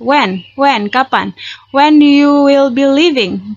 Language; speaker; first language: English; non-native, fluent; Indonesian